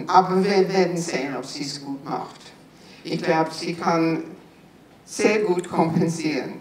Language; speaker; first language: German; non-native, fluent; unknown